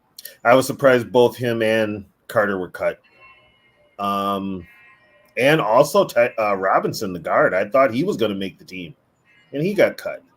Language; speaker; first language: English; native; English